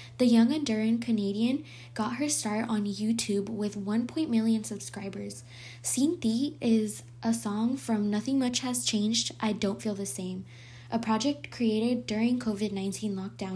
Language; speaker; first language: English; early bilingual, other home language; Spanish